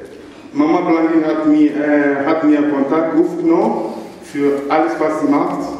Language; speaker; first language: German; non-native, learner; Lingala